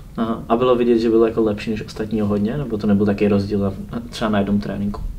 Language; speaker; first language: Czech; native; Czech